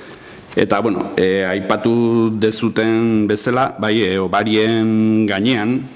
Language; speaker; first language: Basque; native; Basque